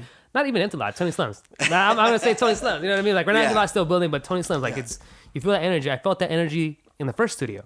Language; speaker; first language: English; native; English